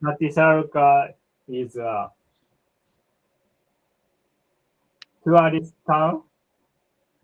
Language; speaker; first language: English; non-native, learner; Japanese